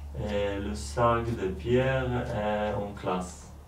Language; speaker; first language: French; non-native, learner; Polish